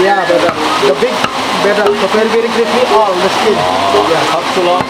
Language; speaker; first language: English; non-native, learner; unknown